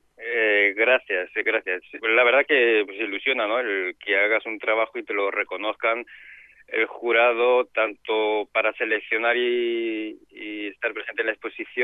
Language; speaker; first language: Spanish; native; Spanish